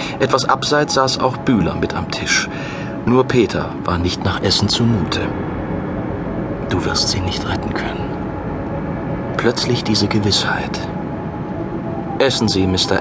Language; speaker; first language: German; native; German